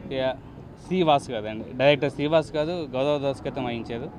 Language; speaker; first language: Telugu; native; Telugu